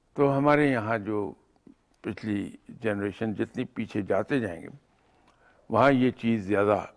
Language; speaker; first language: Urdu; native; Urdu